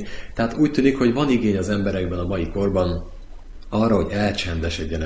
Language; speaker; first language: Hungarian; native; Hungarian